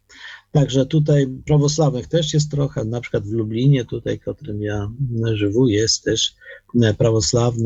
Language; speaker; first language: Polish; non-native, learner; Ukrainian